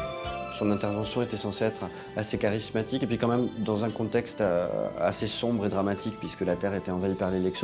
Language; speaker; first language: French; native; French